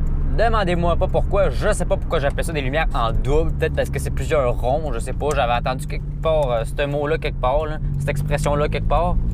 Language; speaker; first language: French; native; French